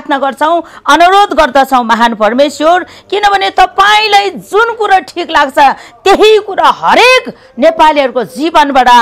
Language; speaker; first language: Nepali; native; Nepali